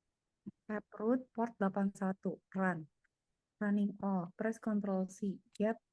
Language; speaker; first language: English; non-native, fluent; Indonesian